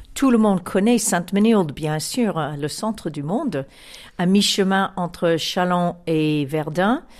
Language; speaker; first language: French; non-native, fluent; English